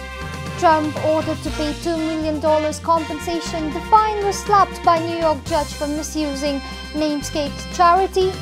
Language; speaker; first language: English; non-native, local second language; Nepali